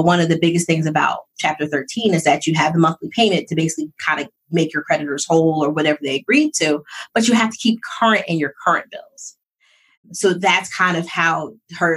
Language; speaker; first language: English; native; English